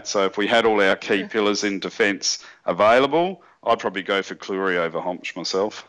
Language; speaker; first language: English; native; English